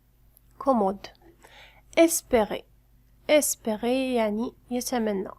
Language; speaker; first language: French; non-native, fluent; Arabic